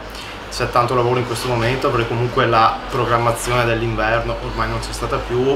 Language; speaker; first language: Italian; native; Italian